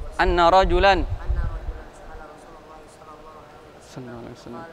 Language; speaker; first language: Arabic; non-native, fluent; Indonesian